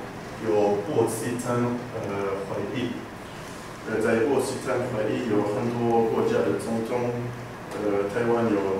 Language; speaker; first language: Chinese; non-native, learner; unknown